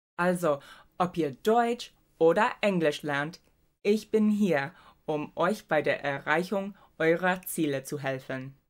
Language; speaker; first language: German; non-native, fluent; English